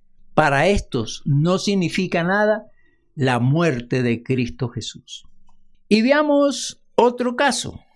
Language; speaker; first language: Spanish; native; Spanish